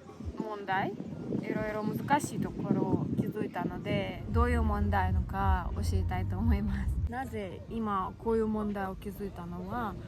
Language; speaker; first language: Japanese; non-native, learner; Russian